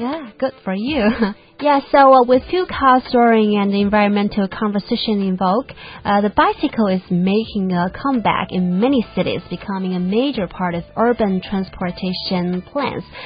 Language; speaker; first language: English; non-native, fluent; Chinese